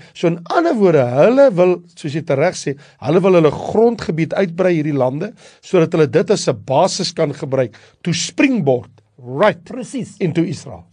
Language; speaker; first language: Afrikaans; native; Afrikaans